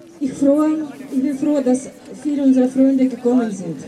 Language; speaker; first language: German; non-native, fluent; Ukrainian